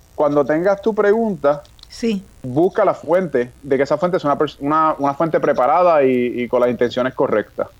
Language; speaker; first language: Spanish; native; Spanish